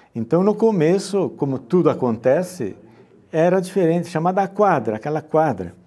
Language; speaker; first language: Portuguese; native; Portuguese